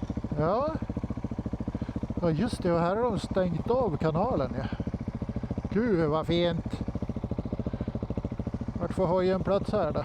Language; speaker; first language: Swedish; native; Swedish